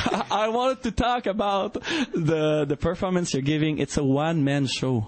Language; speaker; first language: English; non-native, fluent; French